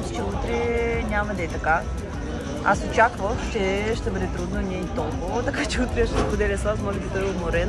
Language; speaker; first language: Bulgarian; non-native, fluent; Russian